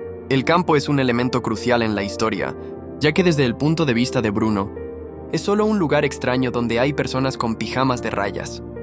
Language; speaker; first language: Spanish; native; Spanish